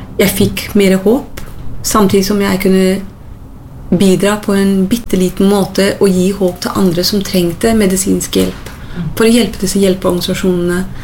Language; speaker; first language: Norwegian; non-native, fluent; English